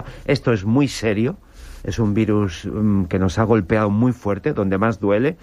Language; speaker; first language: Spanish; native; Spanish